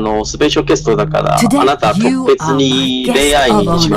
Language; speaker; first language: Japanese; non-native, learner; Chinese